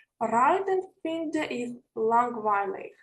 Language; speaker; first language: German; non-native, fluent; Ukrainian